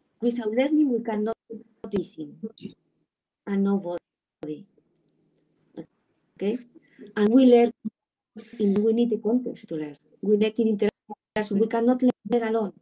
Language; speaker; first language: English; non-native, learner; Spanish